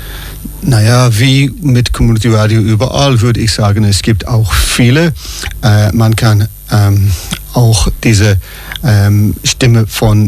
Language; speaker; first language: German; non-native, learner; English